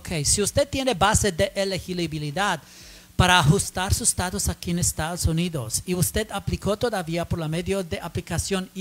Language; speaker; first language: Spanish; non-native, learner; English